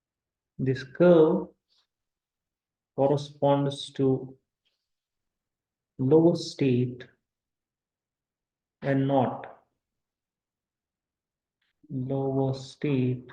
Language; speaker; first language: English; non-native, local second language; Kashmiri